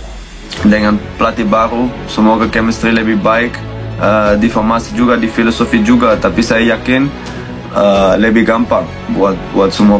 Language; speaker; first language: Indonesian; non-native, fluent; Dutch